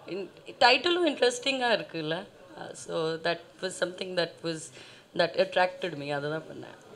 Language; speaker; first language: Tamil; non-native, fluent; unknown